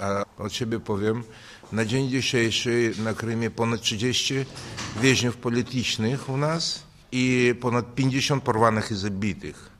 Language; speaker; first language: Polish; non-native, learner; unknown